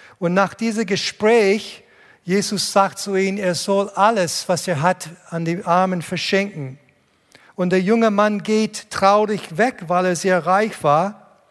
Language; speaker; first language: German; non-native, fluent; English